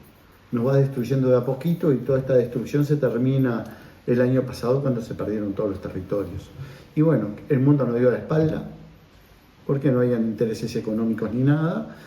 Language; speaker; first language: Spanish; native; Spanish